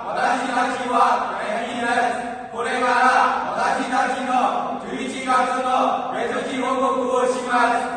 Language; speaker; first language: Japanese; non-native, learner; Burmese